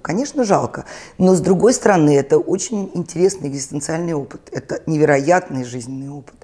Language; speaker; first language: Russian; native; Russian